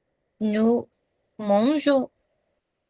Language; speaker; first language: French; non-native, learner; Portuguese